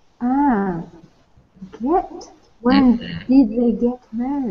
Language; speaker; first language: English; non-native, learner; Russian